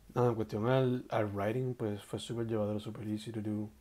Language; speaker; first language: Spanish; native; Spanish